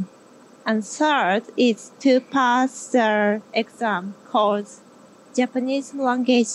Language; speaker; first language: English; non-native, learner; Japanese